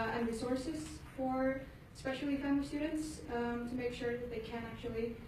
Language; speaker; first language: English; non-native, fluent; Icelandic